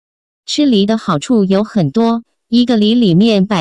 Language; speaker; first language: Chinese; native; Chinese